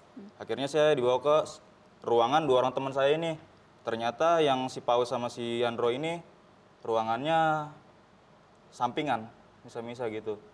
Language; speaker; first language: Indonesian; native; Indonesian